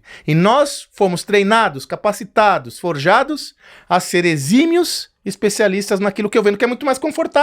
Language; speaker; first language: Portuguese; native; Portuguese